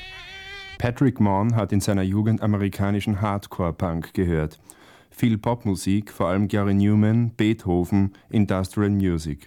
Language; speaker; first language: German; native; German